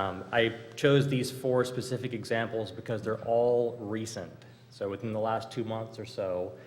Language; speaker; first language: English; native; English